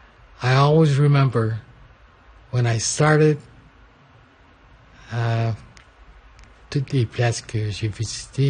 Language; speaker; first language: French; non-native, local second language; English